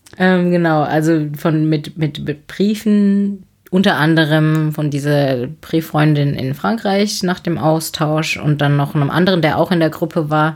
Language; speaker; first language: German; native; German